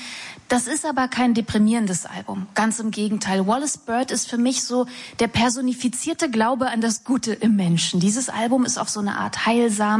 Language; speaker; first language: German; native; German